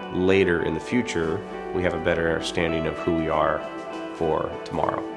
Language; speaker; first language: English; native; English